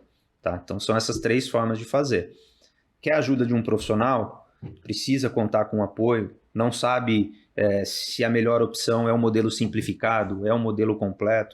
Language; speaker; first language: Portuguese; native; Portuguese